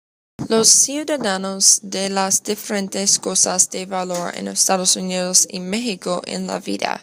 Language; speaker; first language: Spanish; non-native, learner; English